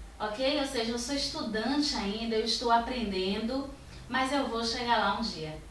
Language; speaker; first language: Portuguese; native; Portuguese